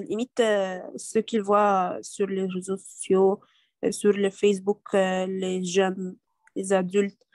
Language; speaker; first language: French; non-native, learner; Arabic